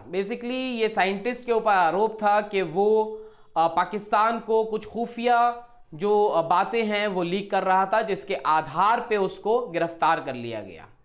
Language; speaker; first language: Hindi; native; Hindi